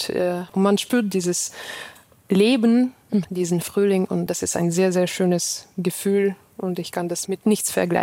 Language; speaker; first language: German; non-native, fluent; Ukrainian